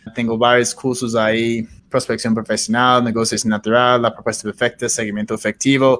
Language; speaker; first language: Spanish; non-native, fluent; English